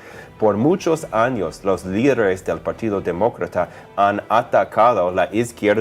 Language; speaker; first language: Spanish; non-native, fluent; English